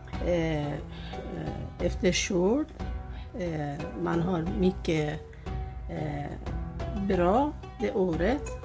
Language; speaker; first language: Swedish; non-native, learner; Persian